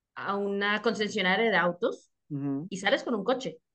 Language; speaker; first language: Spanish; early bilingual, heritage; Spanish